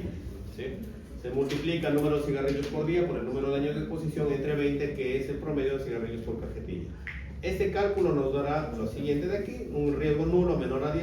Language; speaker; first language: Spanish; native; Spanish